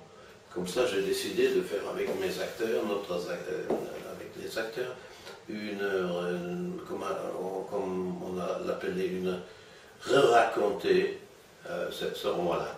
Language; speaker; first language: French; non-native, fluent; German